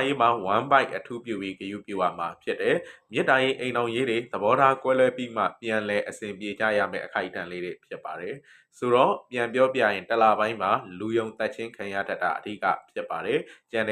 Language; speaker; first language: Burmese; native; Burmese